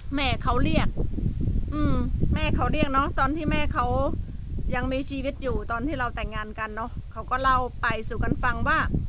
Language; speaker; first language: Thai; native; Thai